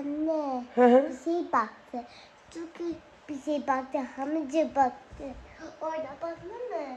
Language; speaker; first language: Turkish; early bilingual, other home language; Dutch